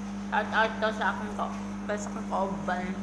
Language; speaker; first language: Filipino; non-native, local second language; Cebuano